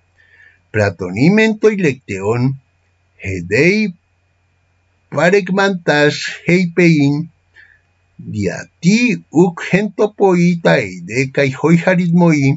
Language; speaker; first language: Greek; non-native, fluent; Spanish